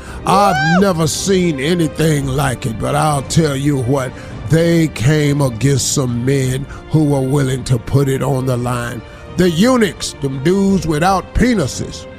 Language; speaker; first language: English; native; English